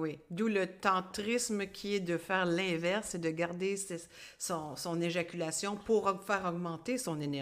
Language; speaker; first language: French; native; French